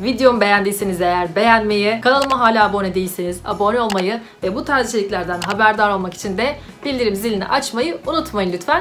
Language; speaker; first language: Turkish; native; Turkish